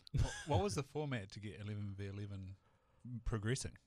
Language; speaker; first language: English; native; English